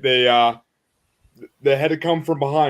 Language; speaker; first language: English; native; English